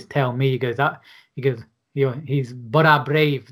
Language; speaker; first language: English; native; English